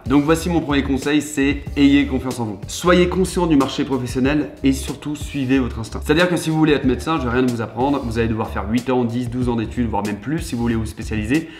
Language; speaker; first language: French; native; French